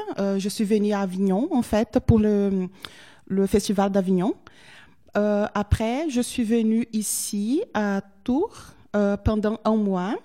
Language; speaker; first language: French; non-native, fluent; Portuguese